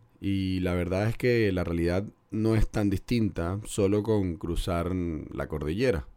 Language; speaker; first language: Spanish; native; Spanish